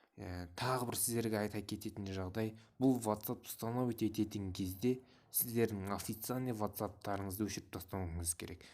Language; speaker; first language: Kazakh; non-native, local second language; Russian